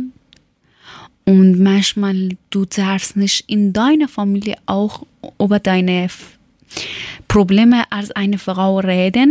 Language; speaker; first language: German; non-native, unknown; Persian